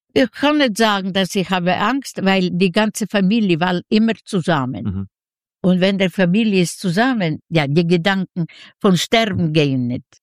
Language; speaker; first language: German; non-native, learner; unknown